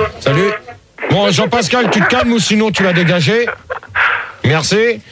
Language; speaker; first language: French; native; French